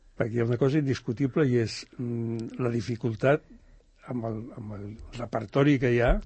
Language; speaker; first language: Catalan; native; Catalan